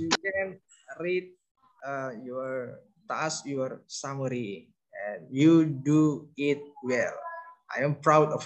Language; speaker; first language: English; non-native, learner; Indonesian